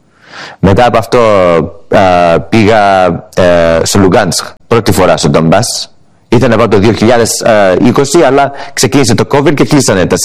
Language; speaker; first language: Greek; early bilingual, heritage; English